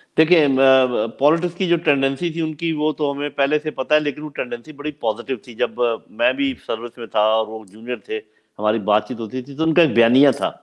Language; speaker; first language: Urdu; non-native, local second language; Punjabi